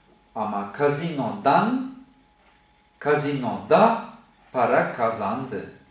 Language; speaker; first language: Turkish; non-native, fluent; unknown